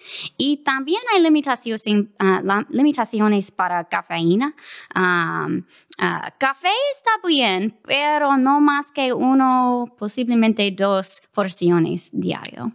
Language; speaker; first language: Spanish; non-native, fluent; English